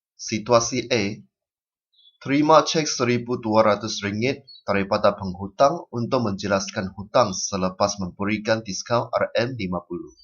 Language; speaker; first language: Malay; non-native, local second language; Chinese